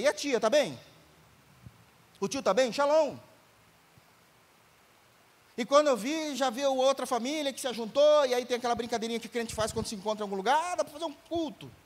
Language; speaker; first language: Portuguese; native; Portuguese